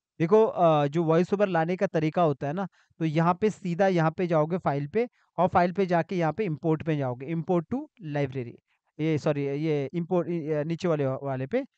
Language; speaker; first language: Hindi; native; Hindi